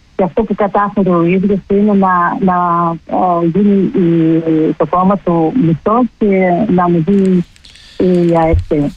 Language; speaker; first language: Greek; early bilingual, heritage; Greek